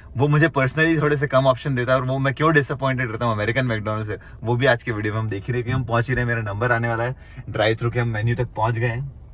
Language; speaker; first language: Hindi; native; Hindi